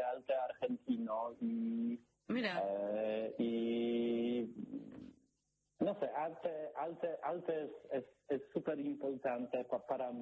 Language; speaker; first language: Spanish; non-native, learner; Polish